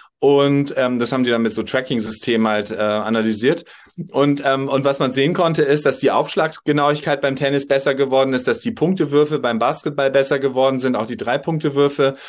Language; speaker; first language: German; native; German